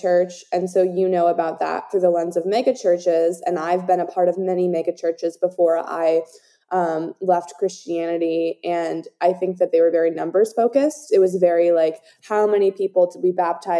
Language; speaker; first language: English; native; English